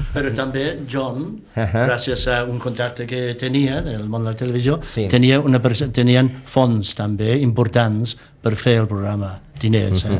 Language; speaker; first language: Catalan; non-native, fluent; English